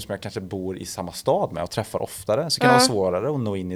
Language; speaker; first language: Swedish; native; Swedish